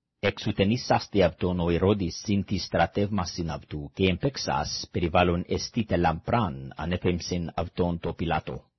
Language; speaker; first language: Greek; non-native, fluent; English